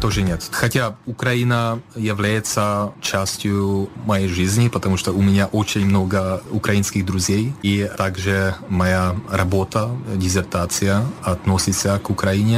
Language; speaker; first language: Russian; non-native, fluent; Czech